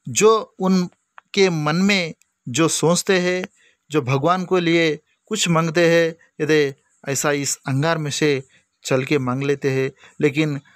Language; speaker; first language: Hindi; non-native, local second language; Lambadi